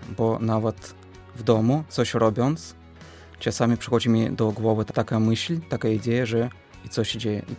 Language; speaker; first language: Polish; non-native, fluent; Russian